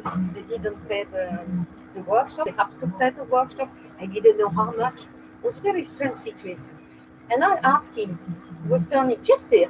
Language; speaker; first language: English; non-native, learner; French